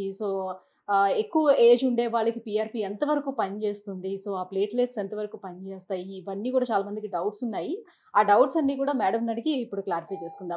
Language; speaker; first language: Telugu; native; Telugu